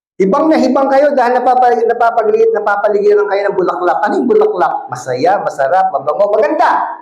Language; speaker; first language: Filipino; non-native, local second language; Cebuano